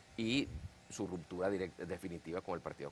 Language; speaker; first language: Spanish; native; Spanish